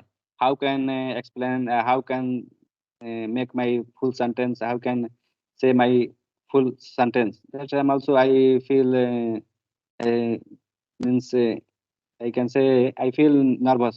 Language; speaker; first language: English; non-native, learner; Hindi